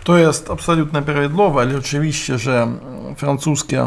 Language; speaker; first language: Polish; non-native, learner; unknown